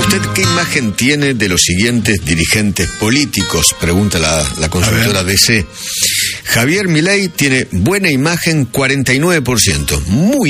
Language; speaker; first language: Spanish; native; Spanish